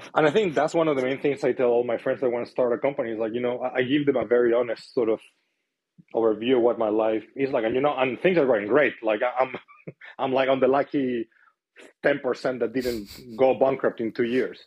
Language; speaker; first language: English; non-native, fluent; Spanish